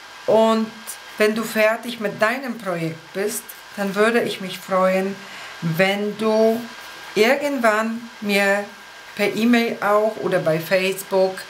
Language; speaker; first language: German; non-native, fluent; Polish